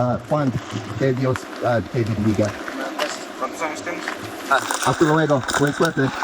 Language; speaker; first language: Spanish; non-native, learner; English